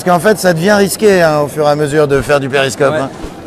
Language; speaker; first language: French; native; French